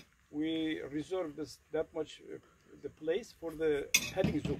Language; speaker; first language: English; non-native, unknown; Kurdish